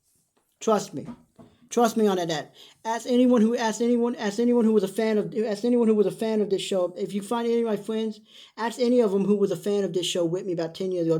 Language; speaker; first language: English; native; English